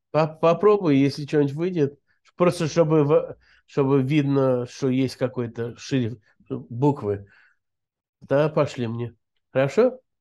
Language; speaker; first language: Russian; early bilingual, heritage; Russian